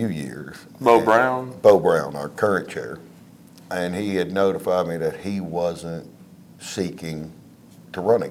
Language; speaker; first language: English; native; English